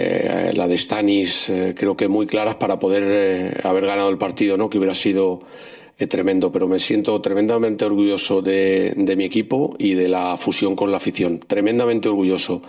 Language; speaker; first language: Spanish; native; Spanish